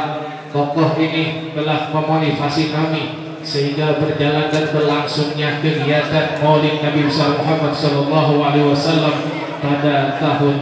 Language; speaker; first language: Indonesian; native; Indonesian